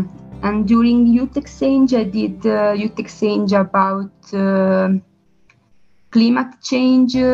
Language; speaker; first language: English; non-native, learner; Italian